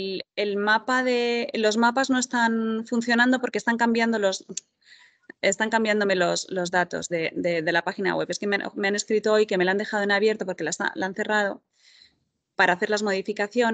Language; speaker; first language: Spanish; native; Spanish